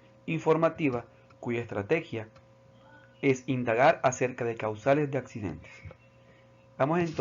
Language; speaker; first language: Spanish; native; Spanish